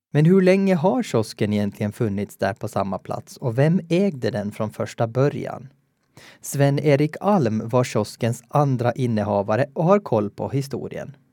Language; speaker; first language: Swedish; native; Swedish